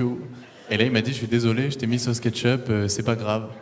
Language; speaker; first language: French; native; French